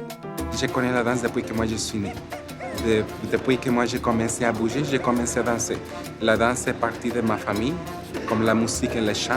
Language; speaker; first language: French; non-native, fluent; Spanish